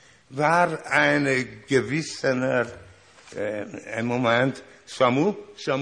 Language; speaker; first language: German; non-native, learner; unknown